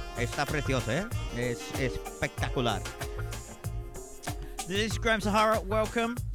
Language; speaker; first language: Spanish; non-native, fluent; English